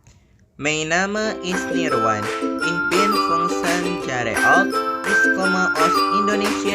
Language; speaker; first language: German; non-native, learner; Indonesian